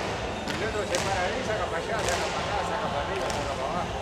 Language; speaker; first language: Spanish; native; Spanish